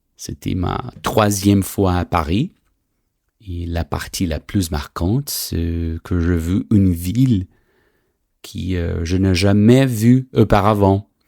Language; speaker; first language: French; non-native, fluent; Portuguese